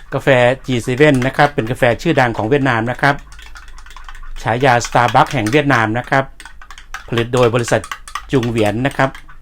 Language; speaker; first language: Thai; native; Thai